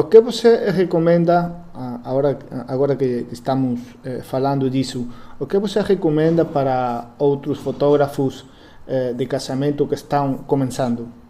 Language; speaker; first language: Portuguese; non-native, learner; Spanish